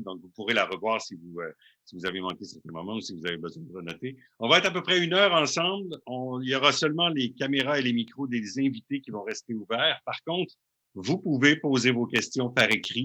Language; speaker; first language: French; native; French